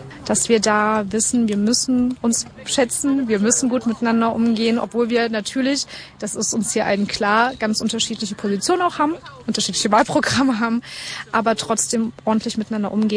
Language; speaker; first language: German; native; German